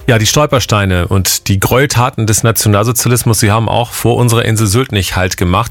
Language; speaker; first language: German; native; German